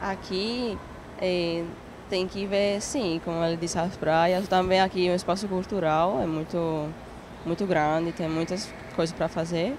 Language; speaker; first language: Portuguese; non-native, learner; Italian